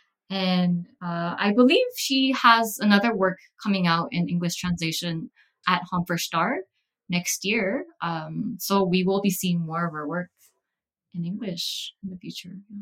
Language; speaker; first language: English; early bilingual, other home language; Korean